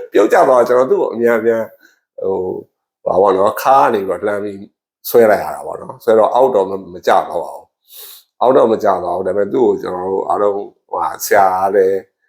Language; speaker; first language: Burmese; native; Burmese